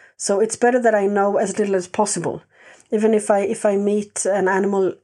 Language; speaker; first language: English; non-native, fluent; Swedish